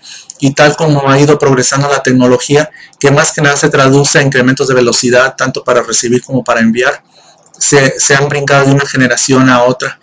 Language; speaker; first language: Spanish; native; Spanish